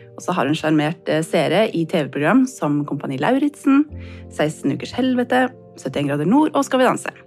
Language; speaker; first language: Norwegian; native; Norwegian